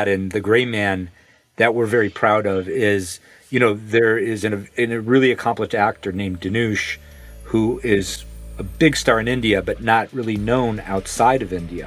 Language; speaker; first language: English; native; English